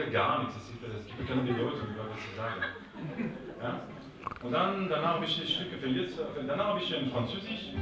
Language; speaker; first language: German; non-native, local second language; French